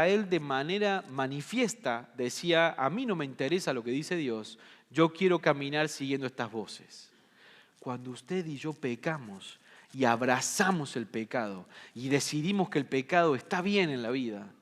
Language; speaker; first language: Spanish; native; Spanish